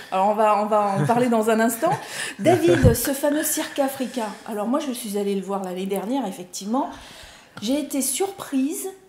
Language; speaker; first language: French; native; French